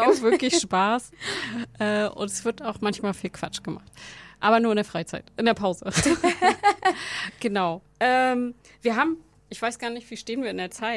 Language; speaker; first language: German; native; German